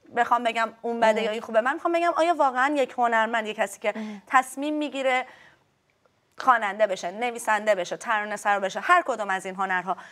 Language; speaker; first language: Persian; native; Persian